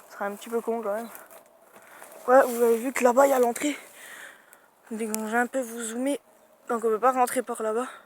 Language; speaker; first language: French; native; French